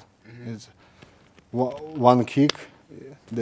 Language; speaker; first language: English; non-native, learner; Russian